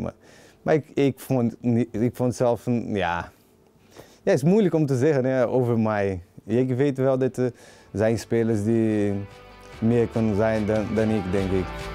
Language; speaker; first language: Dutch; non-native, learner; Portuguese